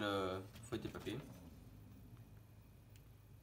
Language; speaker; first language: French; non-native, learner; English